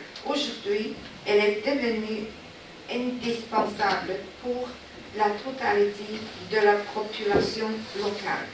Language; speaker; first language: French; non-native, learner; Chinese